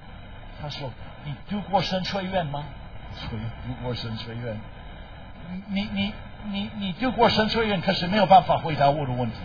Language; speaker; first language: Chinese; non-native, fluent; English